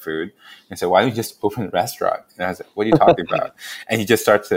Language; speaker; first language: English; non-native, local second language; Cantonese